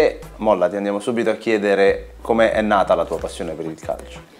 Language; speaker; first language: Italian; native; Italian